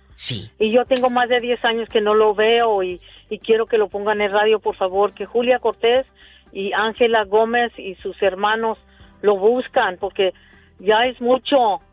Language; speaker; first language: Spanish; early bilingual, heritage; Spanish